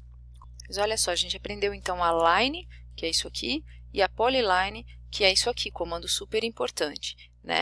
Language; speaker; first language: Portuguese; native; Portuguese